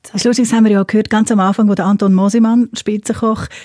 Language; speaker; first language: German; non-native, fluent; English